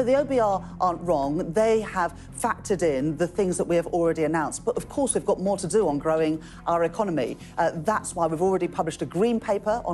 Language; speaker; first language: English; native; English